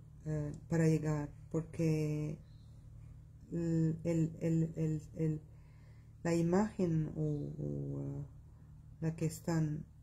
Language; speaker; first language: Spanish; non-native, fluent; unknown